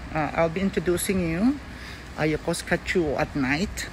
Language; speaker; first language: English; non-native, local second language; Filipino